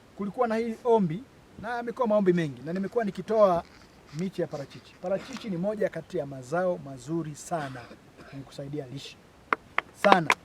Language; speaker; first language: Swahili; native; Swahili